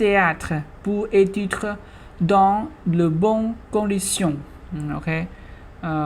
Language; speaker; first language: French; non-native, fluent; Khmer